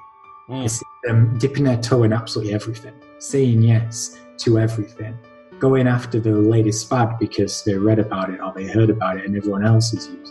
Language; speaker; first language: English; native; English